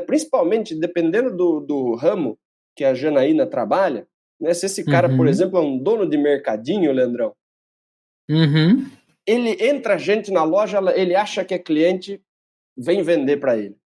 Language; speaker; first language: Portuguese; native; Portuguese